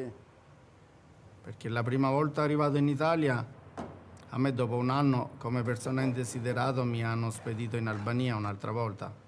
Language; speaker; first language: Italian; non-native, fluent; Albanian